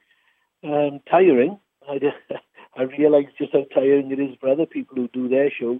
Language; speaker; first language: English; native; English